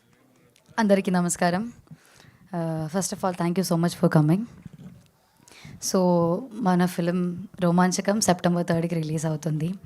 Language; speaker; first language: Telugu; non-native, learner; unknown